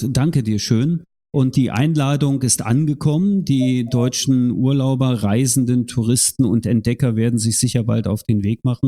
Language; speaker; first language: German; native; German